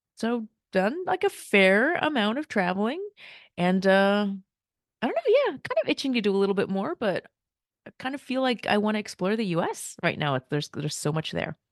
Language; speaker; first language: English; early bilingual, other home language; Korean